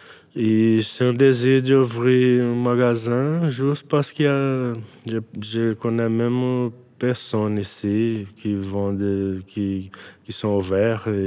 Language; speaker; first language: French; non-native, learner; Portuguese